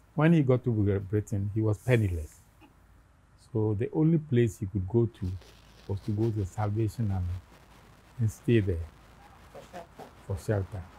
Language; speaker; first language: English; non-native, local second language; Akan